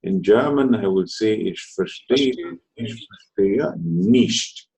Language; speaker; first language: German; non-native, fluent; Telugu